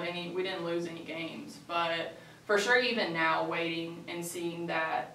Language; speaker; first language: English; native; English